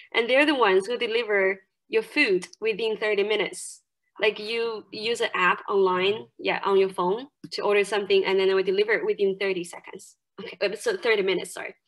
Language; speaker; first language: English; non-native, fluent; Chinese